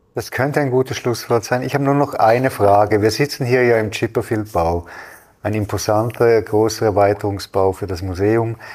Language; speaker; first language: German; native; German